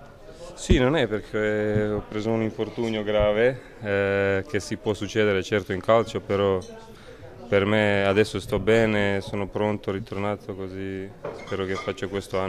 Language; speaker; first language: Italian; non-native, learner; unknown